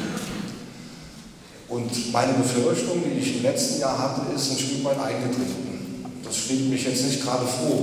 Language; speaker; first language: German; native; German